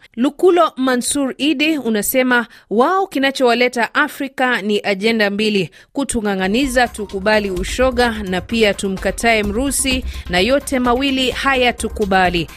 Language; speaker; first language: Swahili; non-native, local second language; Kalenjin